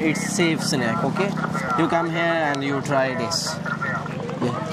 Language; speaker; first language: English; non-native, learner; Urdu